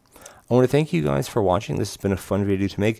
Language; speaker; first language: English; native; English